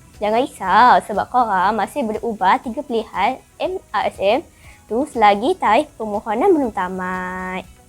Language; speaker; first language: Malay; native; Malay